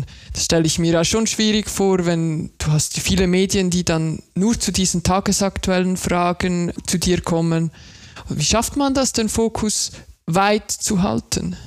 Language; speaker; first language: German; native; German